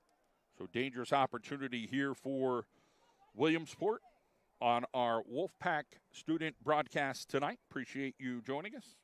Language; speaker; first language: English; native; English